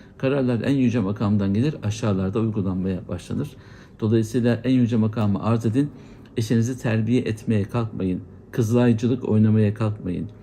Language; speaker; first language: Turkish; native; Turkish